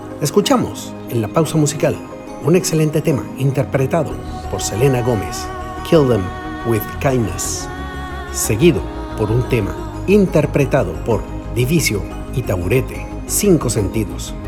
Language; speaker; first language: Spanish; native; Spanish